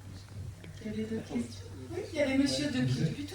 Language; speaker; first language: French; native; French